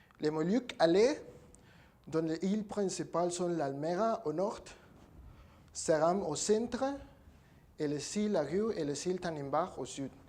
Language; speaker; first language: French; non-native, learner; Spanish